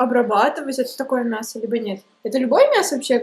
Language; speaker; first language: Russian; native; Russian